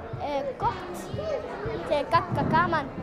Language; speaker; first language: Icelandic; early bilingual, other home language; Arabic